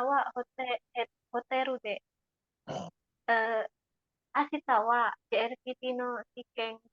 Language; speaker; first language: Japanese; non-native, learner; Indonesian